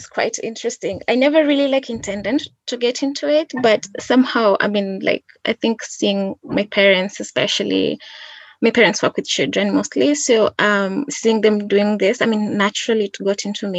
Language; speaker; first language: English; non-native, local second language; Gusii